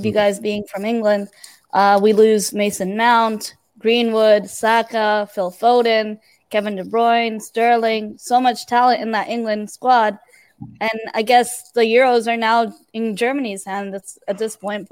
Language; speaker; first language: English; native; English